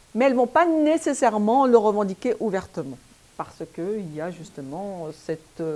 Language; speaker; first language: French; native; French